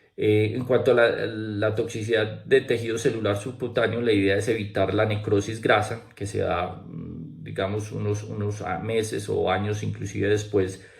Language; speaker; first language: Spanish; native; Spanish